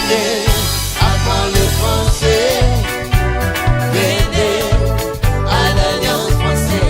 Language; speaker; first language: French; non-native, learner; English